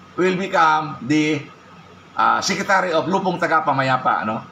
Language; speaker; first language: English; non-native, local second language; Cebuano